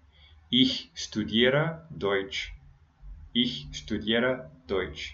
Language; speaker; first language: German; non-native, learner; English